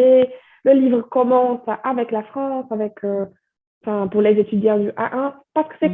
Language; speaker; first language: French; non-native, fluent; Portuguese